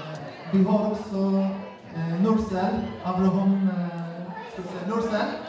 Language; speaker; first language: Swedish; early bilingual, other home language; Assyrian Neo-Aramaic